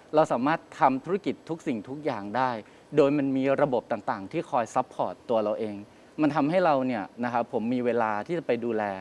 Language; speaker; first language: Thai; native; Thai